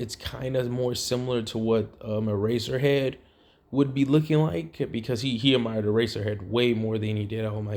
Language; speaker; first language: English; native; English